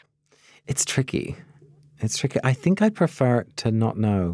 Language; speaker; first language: English; native; English